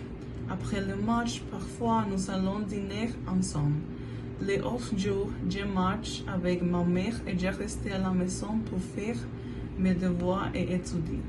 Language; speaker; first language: French; non-native, learner; Spanish